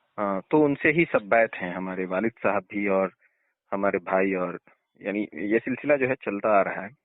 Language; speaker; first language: Urdu; native; Urdu